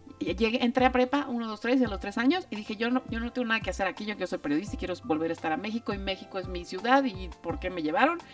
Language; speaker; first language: Spanish; native; Spanish